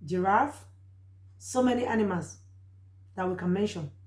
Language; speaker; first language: English; non-native, local second language; Yoruba